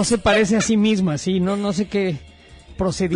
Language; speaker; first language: Spanish; native; Spanish